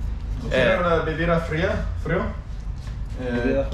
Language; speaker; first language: Spanish; non-native, learner; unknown